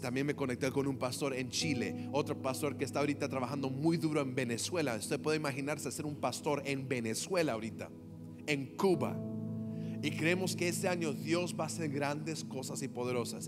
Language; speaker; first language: Spanish; early bilingual, heritage; Spanish